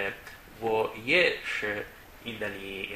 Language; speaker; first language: Chinese; non-native, learner; Italian